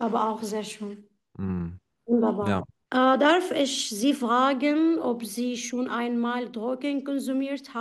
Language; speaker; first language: German; non-native, fluent; Arabic